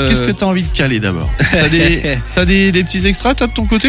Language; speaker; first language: French; native; French